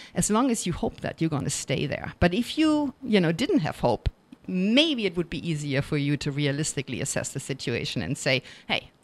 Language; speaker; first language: English; non-native, fluent; German